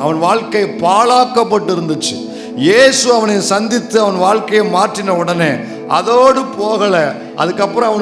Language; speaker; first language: Tamil; native; Tamil